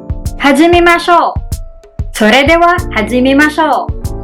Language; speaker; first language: Japanese; non-native, learner; Filipino